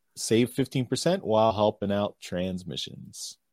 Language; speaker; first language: English; native; English